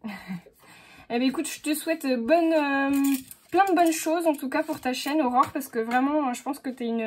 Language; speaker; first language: French; native; French